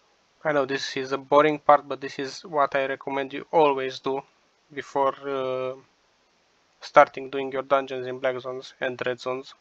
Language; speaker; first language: English; non-native, fluent; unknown